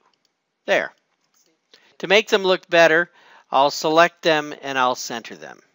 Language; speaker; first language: English; native; English